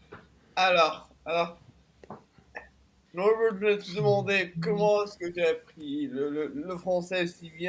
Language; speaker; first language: French; non-native, fluent; Italian